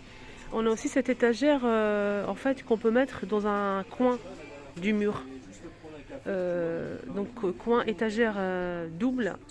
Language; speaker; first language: French; native; French